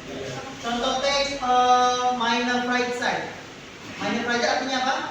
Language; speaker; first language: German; non-native, fluent; Indonesian